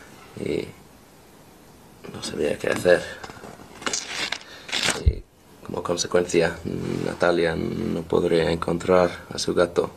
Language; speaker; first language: Spanish; non-native, learner; English